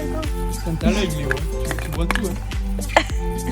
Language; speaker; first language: French; native; French